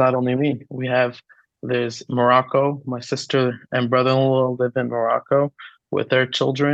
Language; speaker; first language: English; native; English